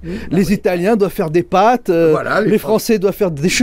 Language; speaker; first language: French; native; French